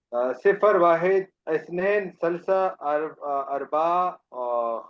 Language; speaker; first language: Arabic; non-native, learner; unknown